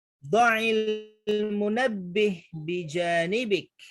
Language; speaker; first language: Arabic; non-native, fluent; Indonesian